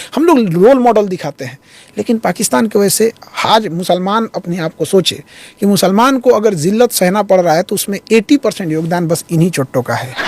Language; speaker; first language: Hindi; native; Hindi